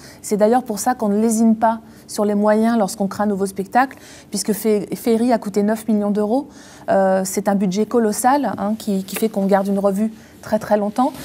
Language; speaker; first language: French; native; French